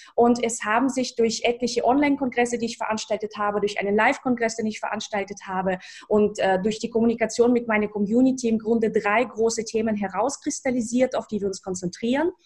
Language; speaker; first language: German; early bilingual, other home language; Russian